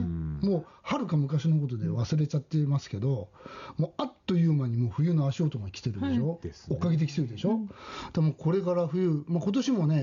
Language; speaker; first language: Japanese; native; Japanese